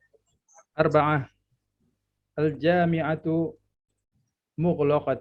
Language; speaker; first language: Arabic; non-native, learner; Indonesian